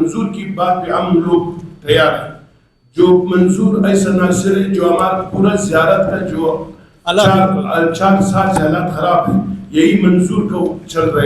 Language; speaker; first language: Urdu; non-native, local second language; Pashto